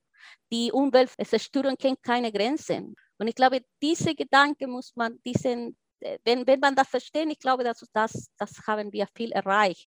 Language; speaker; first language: German; non-native, fluent; Spanish